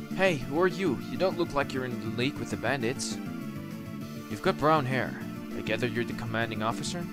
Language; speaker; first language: English; non-native, fluent; Dutch